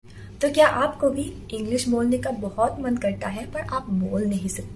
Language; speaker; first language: Hindi; non-native, local second language; Assamese